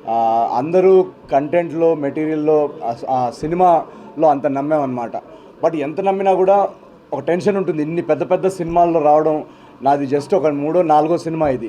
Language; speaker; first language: Telugu; native; Telugu